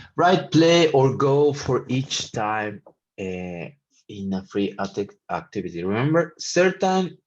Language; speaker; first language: English; non-native, fluent; Spanish